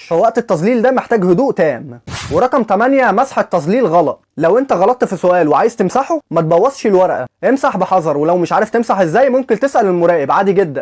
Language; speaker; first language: Arabic; native; Arabic